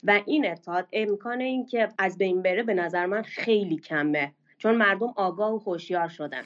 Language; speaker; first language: Persian; non-native, local second language; Baluchi